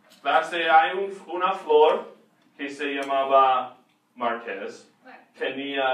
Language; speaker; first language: Spanish; non-native, fluent; English